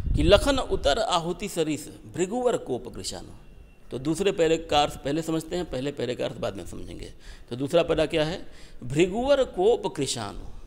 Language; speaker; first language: Hindi; native; Hindi